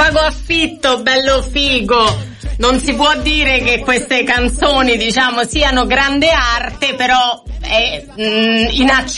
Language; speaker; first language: Italian; native; Italian